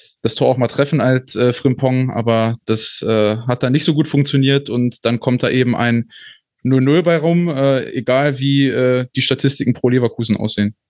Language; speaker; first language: German; native; German